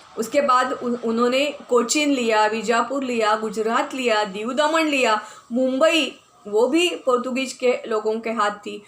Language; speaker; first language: Hindi; non-native, local second language; Marathi